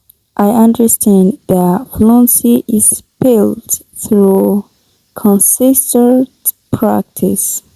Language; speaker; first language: English; non-native, learner; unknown